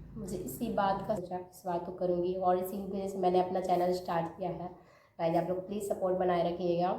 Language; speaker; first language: Hindi; native; Hindi